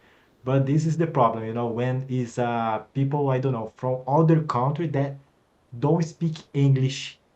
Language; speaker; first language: English; non-native, fluent; Portuguese